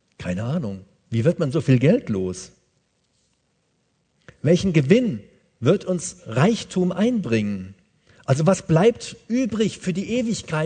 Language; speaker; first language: German; native; German